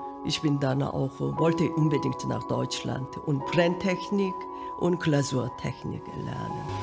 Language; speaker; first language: German; non-native, fluent; Korean